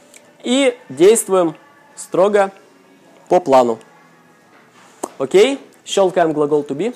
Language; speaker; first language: Russian; native; Russian